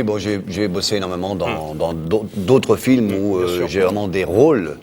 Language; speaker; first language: French; native; French